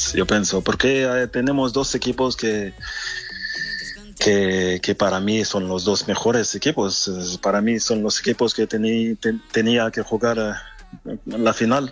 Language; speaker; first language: Spanish; non-native, learner; French